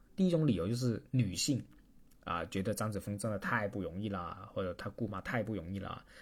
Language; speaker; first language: Chinese; native; Chinese